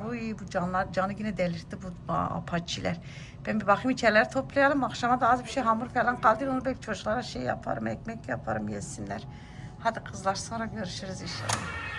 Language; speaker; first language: Turkish; early bilingual, heritage; Turkish